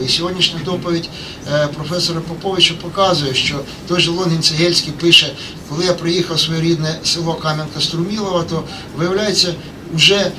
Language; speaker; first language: Ukrainian; native; Ukrainian